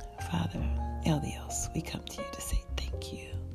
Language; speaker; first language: English; native; English